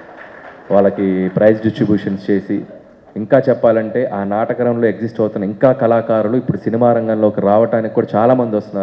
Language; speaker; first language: Telugu; native; Telugu